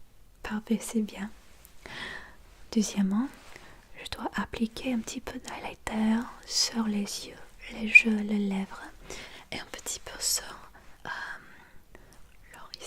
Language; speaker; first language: French; non-native, learner; English